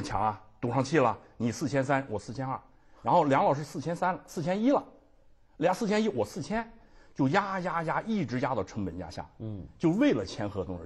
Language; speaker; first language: Chinese; native; Chinese